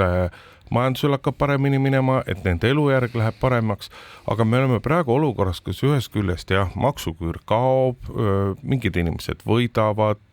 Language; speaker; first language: Estonian; native; Estonian